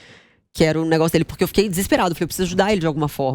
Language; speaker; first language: Portuguese; native; Portuguese